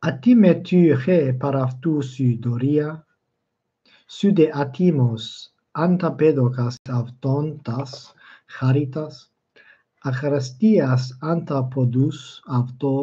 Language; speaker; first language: Greek; non-native, fluent; English